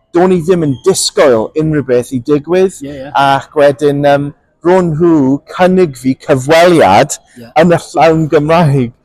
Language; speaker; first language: Welsh; non-native, local second language; English